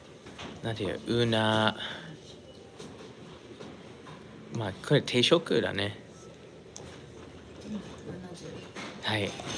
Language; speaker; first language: Japanese; non-native, fluent; English